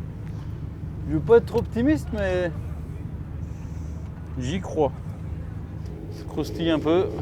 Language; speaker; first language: French; native; French